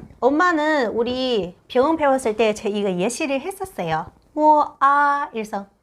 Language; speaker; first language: Korean; non-native, fluent; Chinese